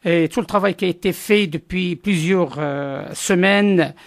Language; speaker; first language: French; non-native, local second language; Arabic